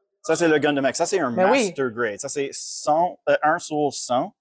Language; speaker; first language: French; non-native, local second language; English